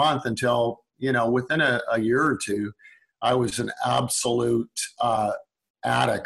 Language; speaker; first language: English; native; English